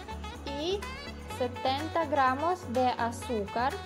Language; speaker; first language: Spanish; non-native, learner; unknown